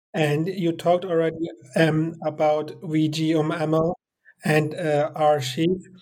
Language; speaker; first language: English; non-native, fluent; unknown